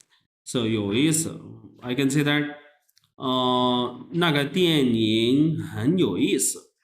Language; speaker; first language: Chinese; non-native, fluent; Urdu